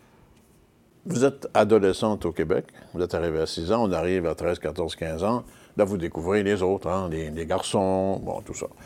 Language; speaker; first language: French; native; French